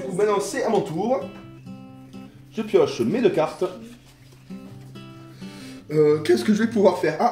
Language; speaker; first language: French; native; French